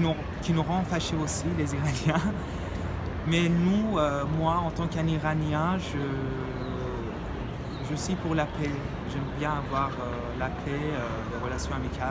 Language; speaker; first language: French; non-native, fluent; Persian